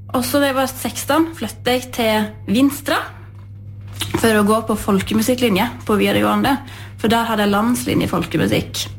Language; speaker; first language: Norwegian; native; Norwegian